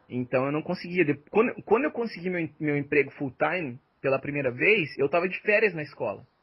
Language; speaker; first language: Portuguese; native; Portuguese